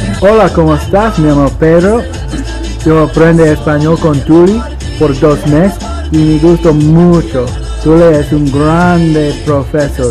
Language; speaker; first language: Spanish; non-native, learner; English